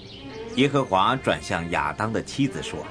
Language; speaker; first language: Chinese; native; Chinese